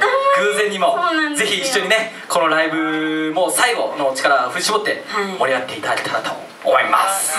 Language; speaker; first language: Japanese; native; Japanese